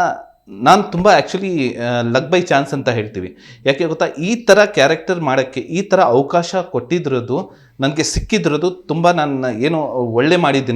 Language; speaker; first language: Kannada; non-native, local second language; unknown